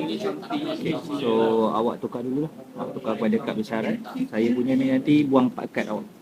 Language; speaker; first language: Malay; native; Malay